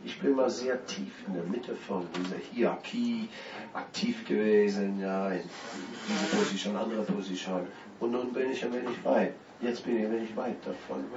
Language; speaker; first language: German; non-native, fluent; Dutch